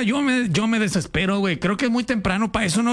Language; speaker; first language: Spanish; native; Spanish